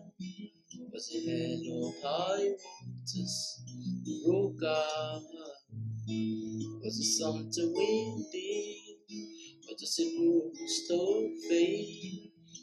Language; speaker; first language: English; non-native, local second language; Igbo